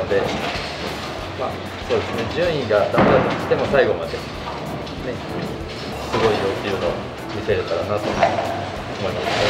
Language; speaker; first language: Japanese; native; Japanese